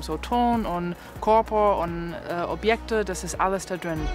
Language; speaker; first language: German; non-native, learner; English